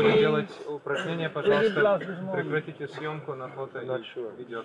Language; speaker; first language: Russian; native; Russian